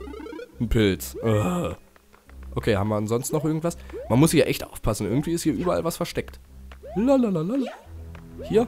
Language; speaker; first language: German; native; German